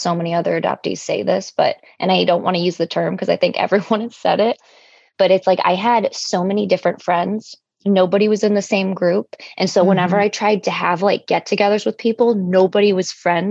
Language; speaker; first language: English; native; English